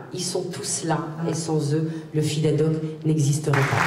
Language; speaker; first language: French; non-native, local second language; Arabic